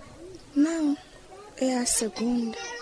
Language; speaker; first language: Portuguese; non-native, local second language; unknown